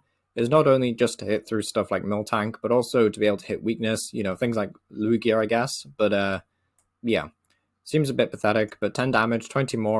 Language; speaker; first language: English; native; English